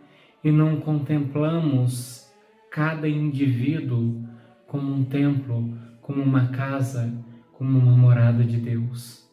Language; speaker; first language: Portuguese; native; Portuguese